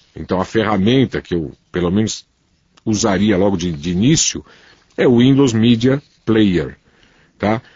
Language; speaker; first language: Portuguese; native; Portuguese